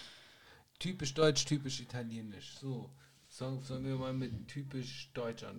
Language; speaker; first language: German; native; German